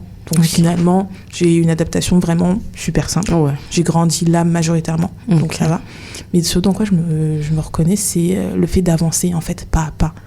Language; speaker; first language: French; native; French